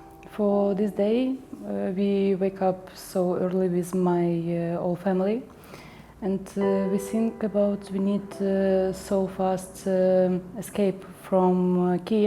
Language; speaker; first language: English; non-native, learner; Ukrainian